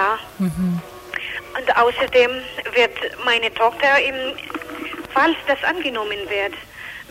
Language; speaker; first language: German; non-native, learner; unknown